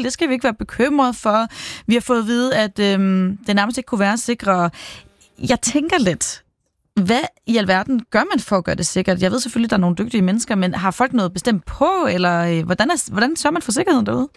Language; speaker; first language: Danish; native; Danish